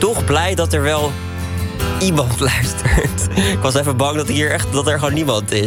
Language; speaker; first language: Dutch; native; Dutch